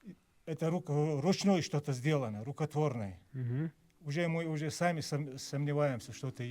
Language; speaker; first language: Russian; native; Russian